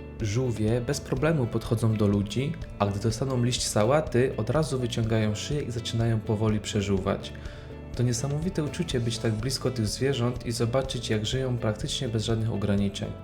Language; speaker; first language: Polish; native; Polish